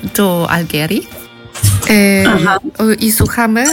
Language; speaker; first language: Polish; non-native, fluent; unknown